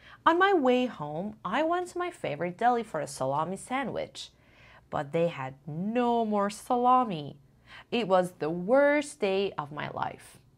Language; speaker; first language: English; non-native, fluent; Persian